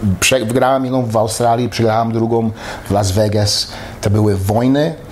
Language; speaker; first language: Polish; early bilingual, heritage; Polish